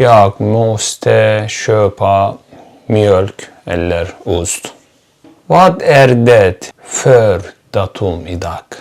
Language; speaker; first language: Swedish; non-native, fluent; Turkish